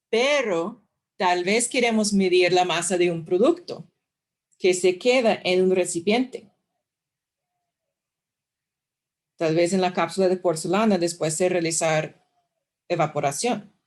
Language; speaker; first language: Spanish; non-native, fluent; English